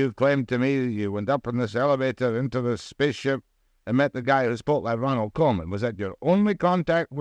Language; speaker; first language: English; native; English